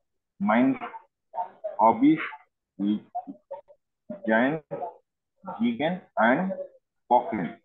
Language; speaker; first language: German; non-native, learner; Bangla